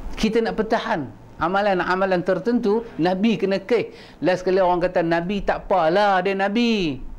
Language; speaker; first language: Malay; native; Malay